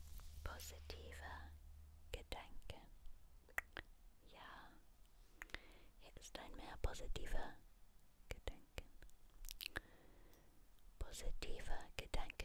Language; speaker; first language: German; non-native, learner; English